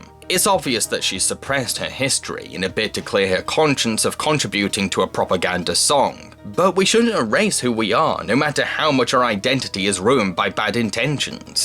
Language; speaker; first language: English; native; English